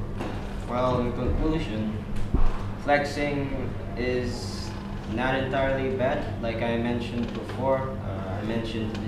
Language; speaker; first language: English; non-native, fluent; Indonesian